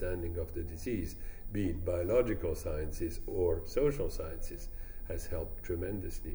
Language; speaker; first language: English; non-native, fluent; French